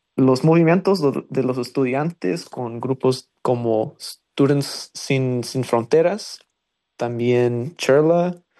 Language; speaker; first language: Spanish; non-native, learner; English